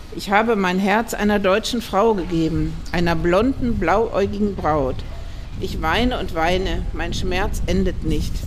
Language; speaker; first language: German; native; German